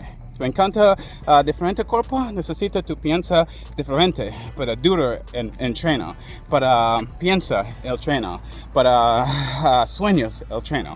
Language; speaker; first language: Spanish; non-native, learner; English